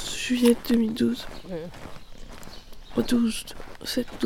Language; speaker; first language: French; native; French